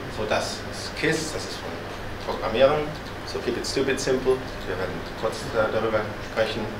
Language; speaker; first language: German; non-native, fluent; Spanish